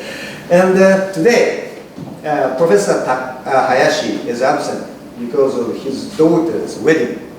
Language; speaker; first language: English; non-native, learner; Japanese